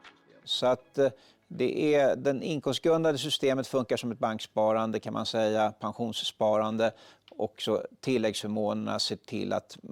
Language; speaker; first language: Swedish; native; Swedish